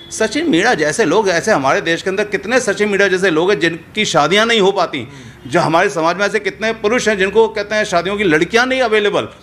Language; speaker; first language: Hindi; native; Hindi